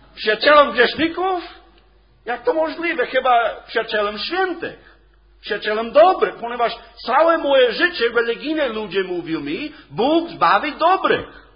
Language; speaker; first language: Polish; non-native, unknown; English